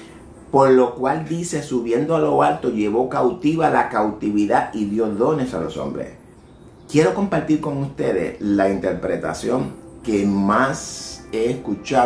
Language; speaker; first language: Spanish; native; Spanish